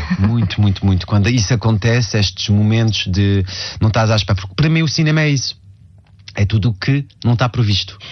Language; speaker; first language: Portuguese; early bilingual, heritage; Portuguese